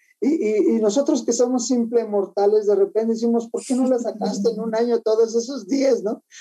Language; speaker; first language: Spanish; native; Spanish